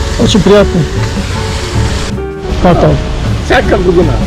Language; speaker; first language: Russian; non-native, learner; Bulgarian